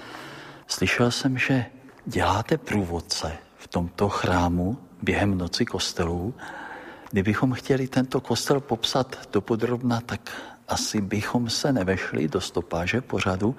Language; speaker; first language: Czech; native; Czech